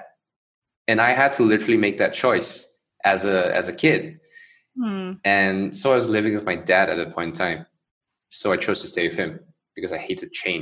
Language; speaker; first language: English; non-native, local second language; Chinese